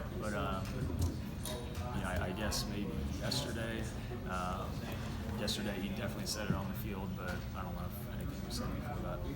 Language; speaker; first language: English; native; English